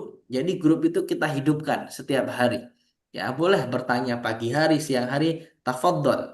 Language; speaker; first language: Malay; native; Malay